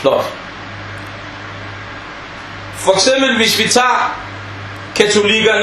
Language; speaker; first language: Danish; non-native, fluent; Arabic